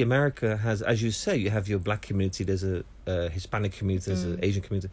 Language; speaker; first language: English; native; English